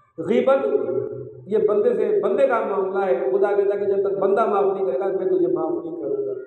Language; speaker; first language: Urdu; non-native, local second language; Sindhi